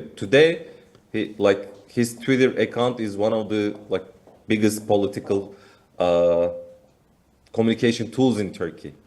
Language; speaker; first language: English; non-native, fluent; Turkish